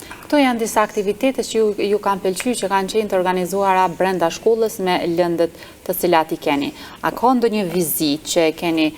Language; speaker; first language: Albanian; native; Albanian